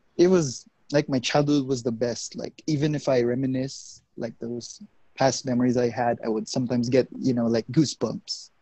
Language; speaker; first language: English; non-native, local second language; Hiligaynon